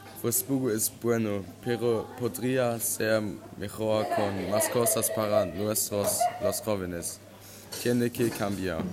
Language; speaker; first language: Spanish; non-native, learner; German